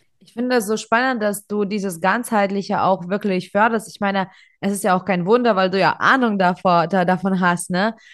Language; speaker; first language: German; native; German